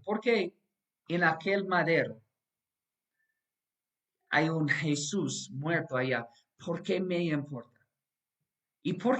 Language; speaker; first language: Spanish; non-native, fluent; English